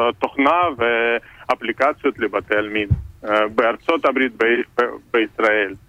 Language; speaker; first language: Hebrew; non-native, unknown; Russian